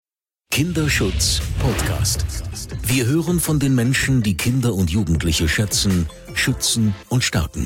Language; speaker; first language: German; native; German